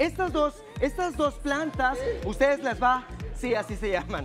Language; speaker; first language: Spanish; native; Spanish